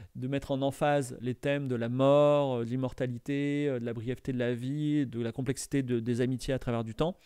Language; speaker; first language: French; native; French